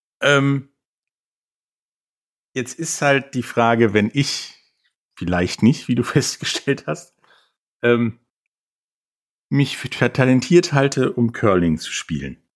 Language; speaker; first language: German; native; German